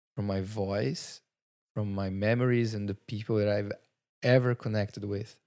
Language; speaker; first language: English; non-native, fluent; Portuguese